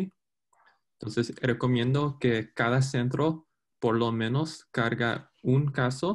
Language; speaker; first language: Spanish; non-native, fluent; English